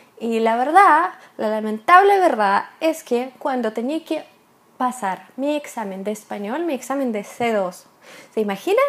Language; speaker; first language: Spanish; non-native, fluent; Russian